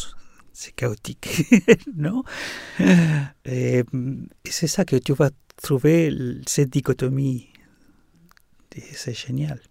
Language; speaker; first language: French; non-native, fluent; Spanish